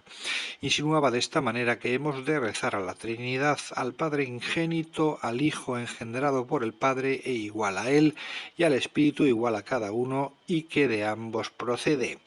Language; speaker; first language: Spanish; native; Spanish